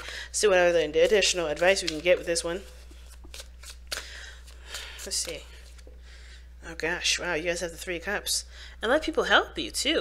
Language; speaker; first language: English; native; English